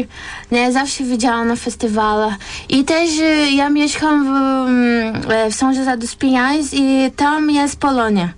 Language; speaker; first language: Polish; non-native, fluent; Portuguese